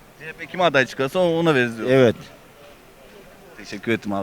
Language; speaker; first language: Turkish; native; Turkish